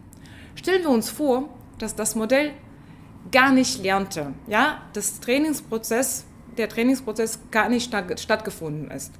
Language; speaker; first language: German; non-native, fluent; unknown